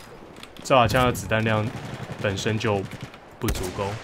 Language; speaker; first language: Chinese; native; Chinese